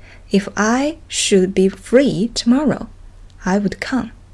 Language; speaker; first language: English; non-native, fluent; Chinese